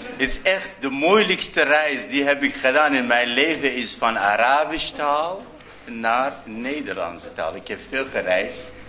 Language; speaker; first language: Dutch; non-native, fluent; Arabic